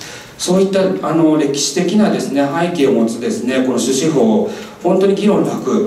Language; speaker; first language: Japanese; native; Japanese